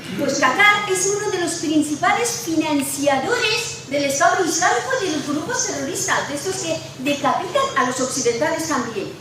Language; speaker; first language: Spanish; non-native, fluent; Persian